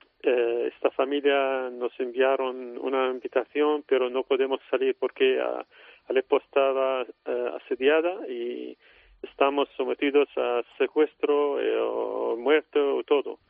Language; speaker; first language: Spanish; non-native, fluent; Arabic